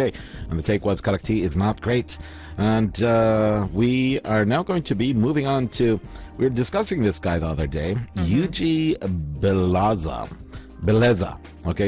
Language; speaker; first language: English; non-native, fluent; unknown